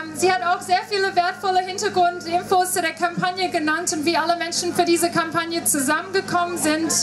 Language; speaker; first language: German; native; German